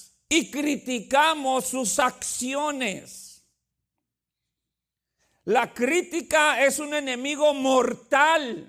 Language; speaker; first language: Spanish; native; Spanish